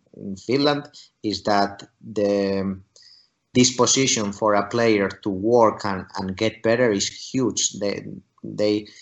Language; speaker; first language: English; non-native, fluent; Spanish